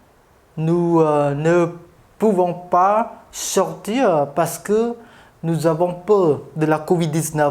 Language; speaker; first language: French; non-native, fluent; Khmer